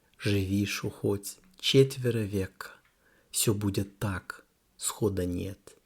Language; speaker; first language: Russian; non-native, learner; Portuguese